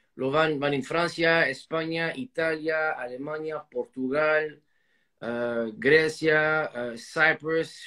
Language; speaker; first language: Spanish; non-native, fluent; English